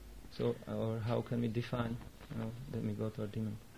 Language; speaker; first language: English; non-native, fluent; Czech